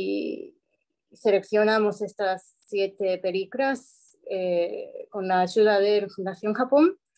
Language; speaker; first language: Spanish; non-native, fluent; Japanese